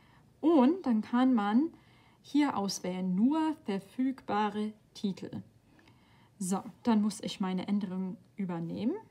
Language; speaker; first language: German; non-native, fluent; English